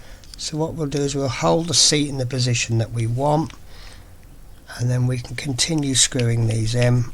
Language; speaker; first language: English; native; English